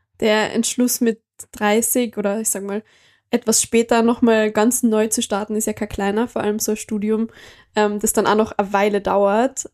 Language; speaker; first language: German; native; German